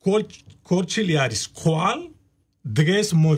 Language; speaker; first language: Georgian; non-native, learner; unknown